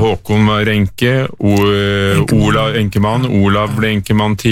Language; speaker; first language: Norwegian; native; Norwegian